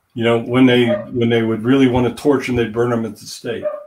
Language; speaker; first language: English; native; English